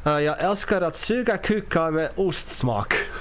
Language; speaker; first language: Swedish; non-native, learner; English